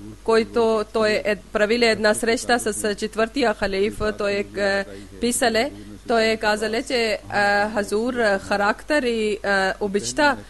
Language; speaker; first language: Bulgarian; non-native, learner; Urdu